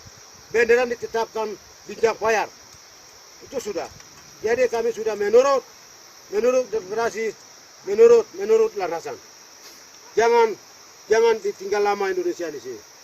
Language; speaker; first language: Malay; non-native, local second language; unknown